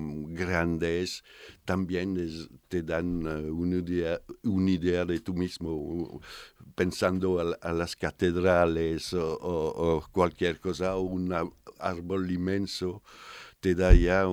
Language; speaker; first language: Spanish; non-native, fluent; French